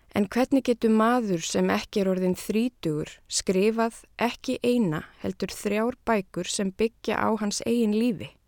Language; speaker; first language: Icelandic; native; Icelandic